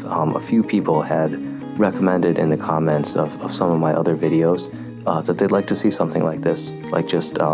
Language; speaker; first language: English; native; English